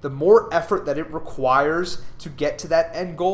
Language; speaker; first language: English; native; English